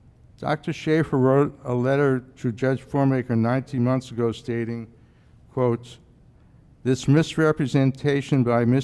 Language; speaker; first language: English; native; English